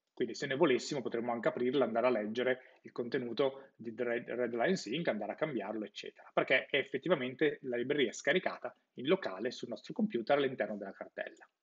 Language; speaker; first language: Italian; native; Italian